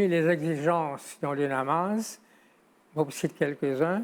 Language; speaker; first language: French; non-native, local second language; Morisyen